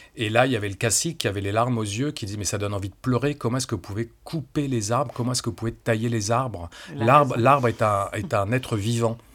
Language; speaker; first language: French; native; French